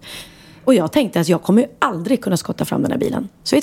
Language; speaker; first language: Swedish; native; Swedish